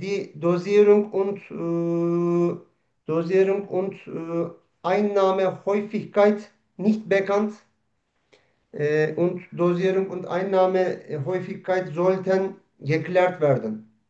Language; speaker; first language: German; non-native, learner; Turkish